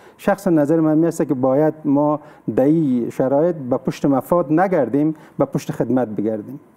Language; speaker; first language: Persian; native; Persian